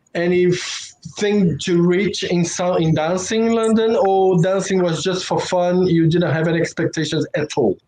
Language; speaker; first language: English; non-native, fluent; Portuguese